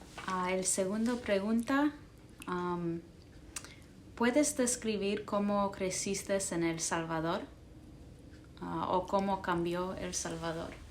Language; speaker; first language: Spanish; early bilingual, heritage; English